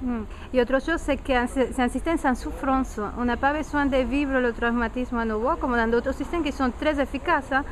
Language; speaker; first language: French; non-native, fluent; Spanish